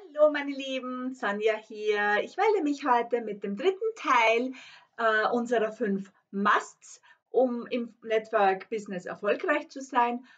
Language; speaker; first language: German; non-native, fluent; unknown